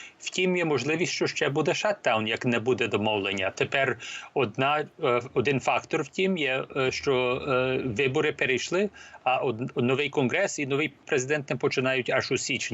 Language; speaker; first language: Ukrainian; early bilingual, heritage; Ukrainian